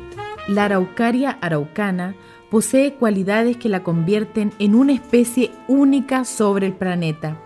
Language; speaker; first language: Spanish; native; Spanish